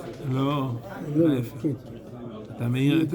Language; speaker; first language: Hebrew; non-native, fluent; French